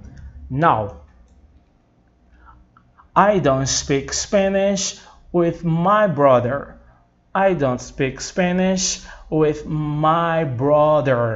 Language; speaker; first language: English; non-native, fluent; Portuguese